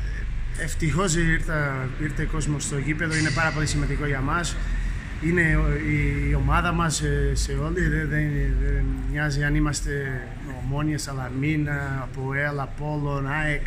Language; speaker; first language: Greek; non-native, fluent; Portuguese